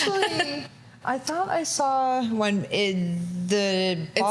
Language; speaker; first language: English; native; English